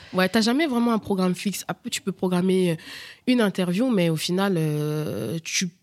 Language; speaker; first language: French; early bilingual, other home language; Bambara